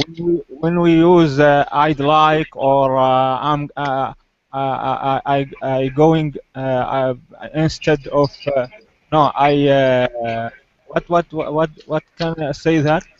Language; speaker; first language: English; non-native, learner; Arabic